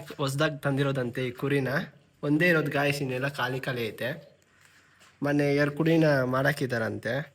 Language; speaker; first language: Kannada; non-native, local second language; Telugu